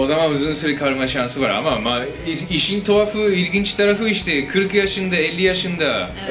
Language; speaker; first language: Turkish; non-native, fluent; Japanese